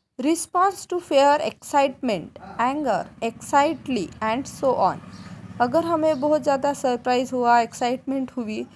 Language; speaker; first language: Hindi; non-native, local second language; Marathi